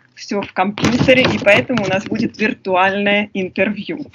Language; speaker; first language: Russian; native; Russian